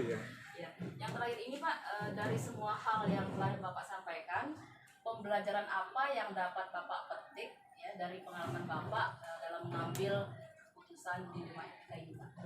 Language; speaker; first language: Indonesian; native; Indonesian